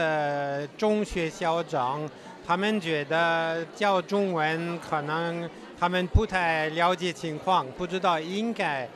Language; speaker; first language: Chinese; non-native, fluent; French